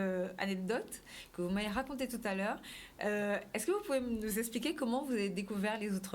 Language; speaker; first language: French; native; French